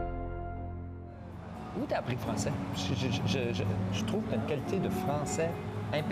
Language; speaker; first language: French; native; French